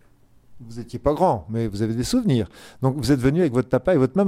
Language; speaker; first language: French; native; French